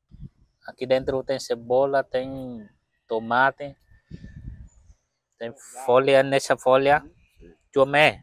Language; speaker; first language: Portuguese; non-native, learner; Vietnamese